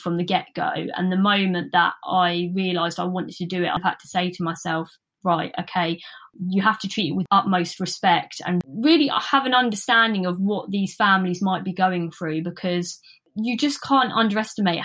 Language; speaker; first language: English; native; English